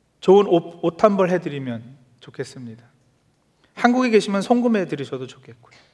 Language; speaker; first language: Korean; native; Korean